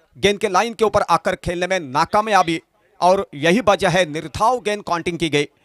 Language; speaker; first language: Hindi; non-native, local second language; Marathi